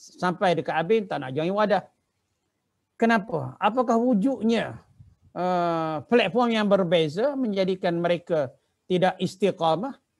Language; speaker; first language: Malay; native; Malay